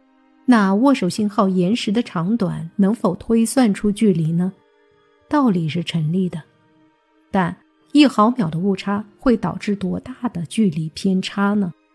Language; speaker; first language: Chinese; native; Chinese